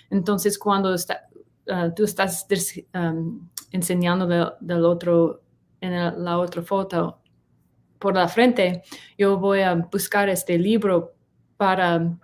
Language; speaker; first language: Spanish; non-native, learner; English